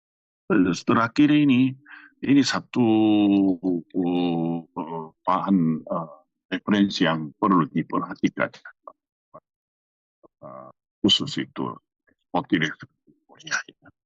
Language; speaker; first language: Indonesian; non-native, fluent; Korean